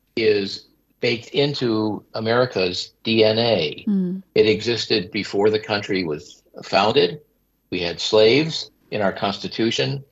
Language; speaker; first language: English; native; English